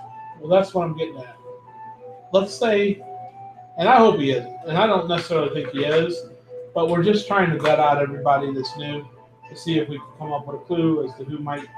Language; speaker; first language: English; native; English